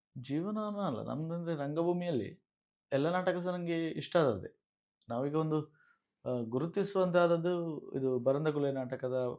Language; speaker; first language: Kannada; non-native, local second language; Tulu